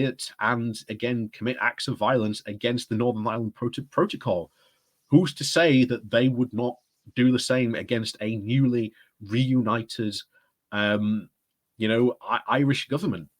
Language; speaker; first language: English; native; English